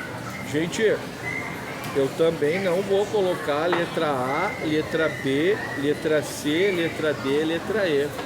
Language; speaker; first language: Portuguese; native; Portuguese